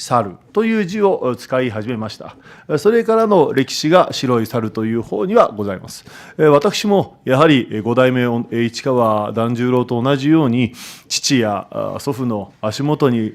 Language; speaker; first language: Japanese; native; Japanese